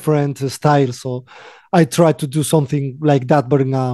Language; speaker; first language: English; non-native, fluent; Spanish